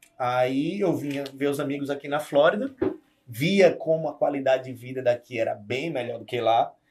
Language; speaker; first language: Portuguese; native; Portuguese